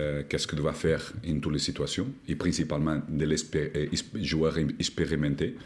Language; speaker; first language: French; non-native, learner; Portuguese